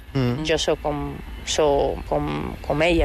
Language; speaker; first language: Catalan; non-native, fluent; Portuguese